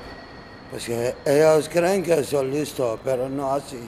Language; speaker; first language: Spanish; non-native, learner; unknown